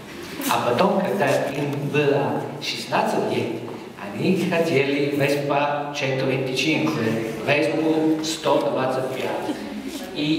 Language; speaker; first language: Russian; non-native, fluent; Italian